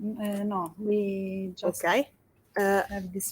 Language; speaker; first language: English; non-native, fluent; Italian